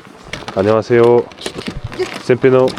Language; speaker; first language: Korean; native; Korean